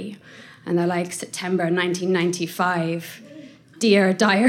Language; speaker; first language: English; native; English